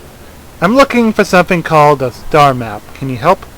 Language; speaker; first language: English; native; English